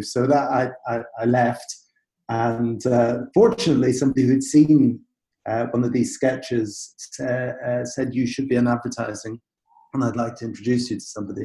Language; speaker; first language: English; native; English